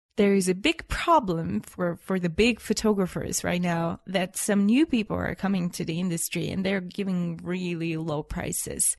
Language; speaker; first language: English; non-native, fluent; Bulgarian